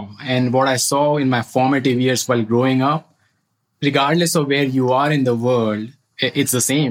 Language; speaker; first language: English; non-native, local second language; Hindi